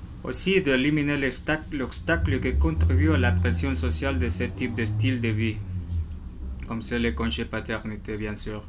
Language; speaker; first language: French; non-native, learner; Spanish